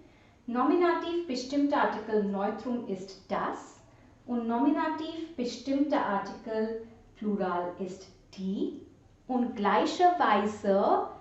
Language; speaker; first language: German; non-native, fluent; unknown